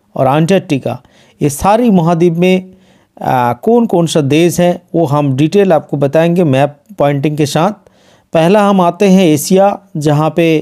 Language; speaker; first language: Hindi; non-native, local second language; Bangla